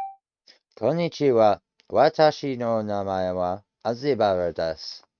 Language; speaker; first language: Japanese; non-native, learner; English